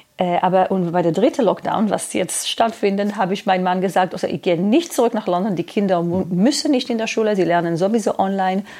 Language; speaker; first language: German; non-native, fluent; Hebrew